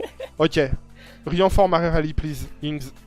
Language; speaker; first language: English; non-native, learner; French